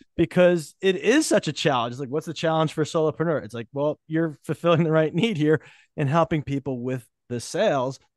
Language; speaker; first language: English; native; English